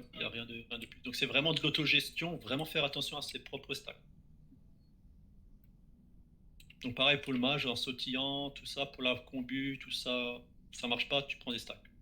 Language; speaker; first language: French; native; French